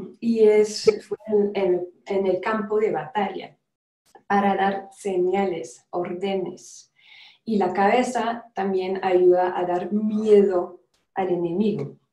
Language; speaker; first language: Spanish; non-native, fluent; French